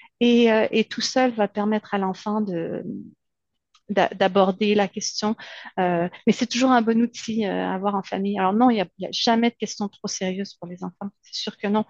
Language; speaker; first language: French; native; French